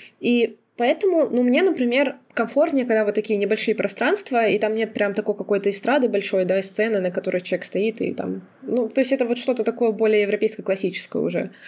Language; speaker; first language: Russian; non-native, local second language; Azerbaijani